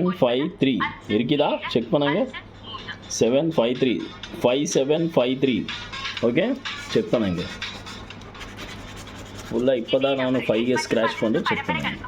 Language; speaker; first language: Tamil; non-native, learner; Kannada